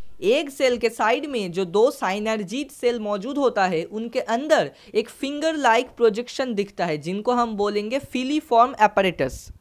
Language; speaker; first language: Hindi; non-native, local second language; Bangla